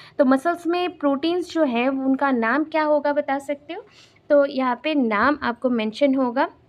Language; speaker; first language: Hindi; non-native, local second language; Odia